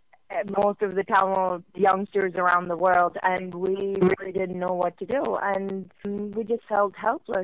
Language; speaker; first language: English; non-native, fluent; Norwegian